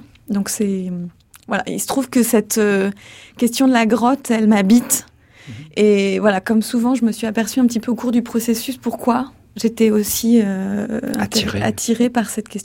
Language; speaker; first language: French; native; French